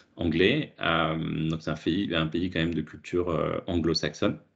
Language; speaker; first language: French; native; French